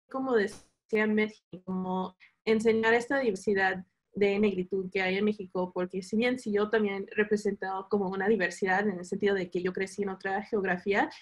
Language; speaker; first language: Spanish; early bilingual, heritage; Spanish